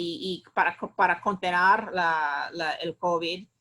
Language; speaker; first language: Spanish; non-native, fluent; English